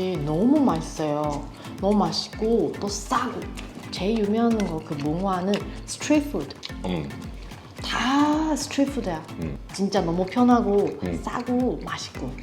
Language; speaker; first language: Korean; non-native, learner; Chinese